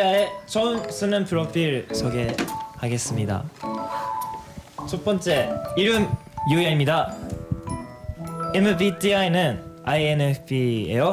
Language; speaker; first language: Korean; non-native, fluent; Japanese